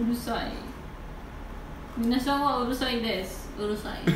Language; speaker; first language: Japanese; non-native, learner; Filipino